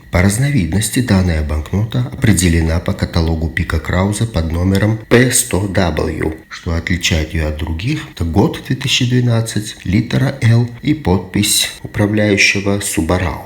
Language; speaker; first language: Russian; native; Russian